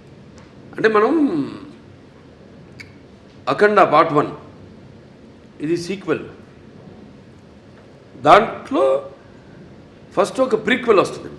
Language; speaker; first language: Telugu; native; Telugu